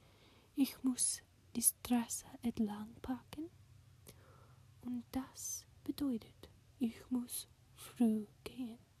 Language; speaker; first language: German; non-native, learner; English